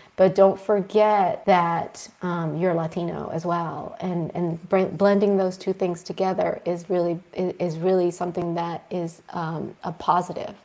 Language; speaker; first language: English; early bilingual, other home language; Spanish